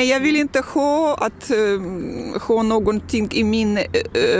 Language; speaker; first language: Swedish; non-native, learner; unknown